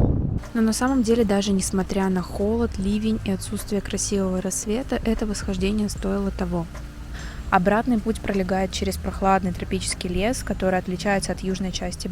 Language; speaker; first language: Russian; native; Russian